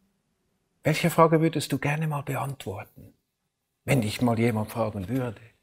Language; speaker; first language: German; native; German